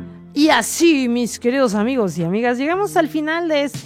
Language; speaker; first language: Spanish; native; Spanish